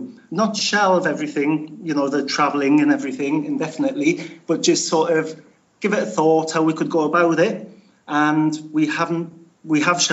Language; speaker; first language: English; native; English